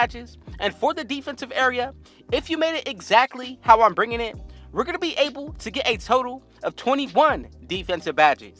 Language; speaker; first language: English; native; English